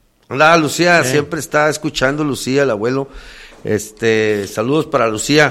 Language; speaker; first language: Spanish; native; Spanish